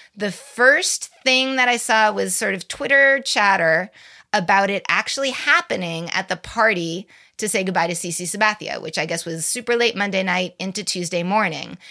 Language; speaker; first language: English; native; English